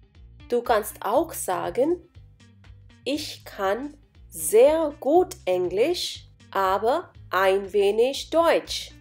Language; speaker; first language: German; non-native, fluent; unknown